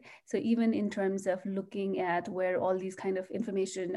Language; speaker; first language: English; non-native, local second language; Nepali